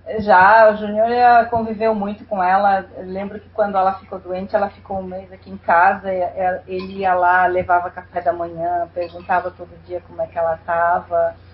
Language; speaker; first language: Portuguese; non-native, fluent; Spanish